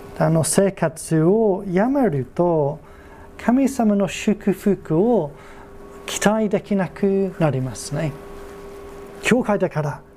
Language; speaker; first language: Japanese; non-native, fluent; English